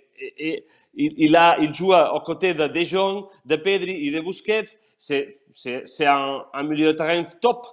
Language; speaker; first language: French; non-native, fluent; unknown